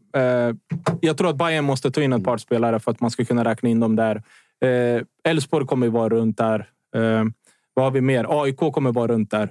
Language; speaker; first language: Swedish; early bilingual, other home language; Bosnian